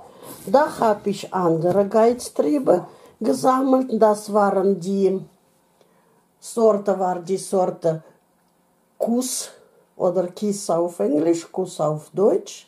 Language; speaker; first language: German; non-native, fluent; Russian